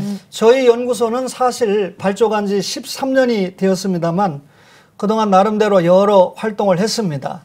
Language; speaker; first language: Korean; native; Korean